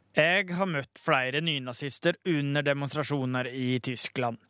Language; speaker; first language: Norwegian; native; Norwegian